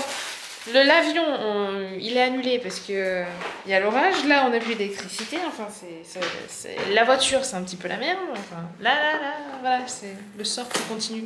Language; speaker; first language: French; native; French